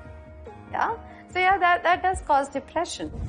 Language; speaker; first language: English; non-native, local second language; Hindi